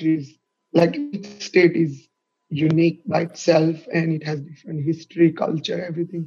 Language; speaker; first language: English; non-native, local second language; Gujarati